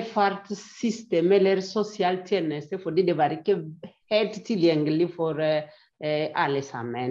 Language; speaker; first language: Swedish; non-native, fluent; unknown